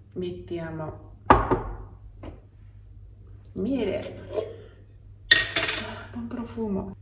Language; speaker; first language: Italian; non-native, learner; Japanese